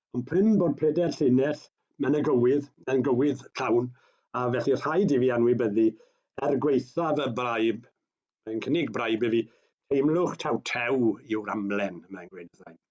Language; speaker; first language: Welsh; native; Welsh